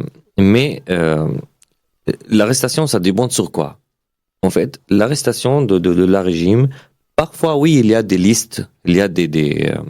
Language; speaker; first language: French; non-native, learner; Arabic